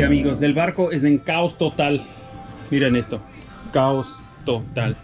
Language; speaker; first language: Spanish; non-native, fluent; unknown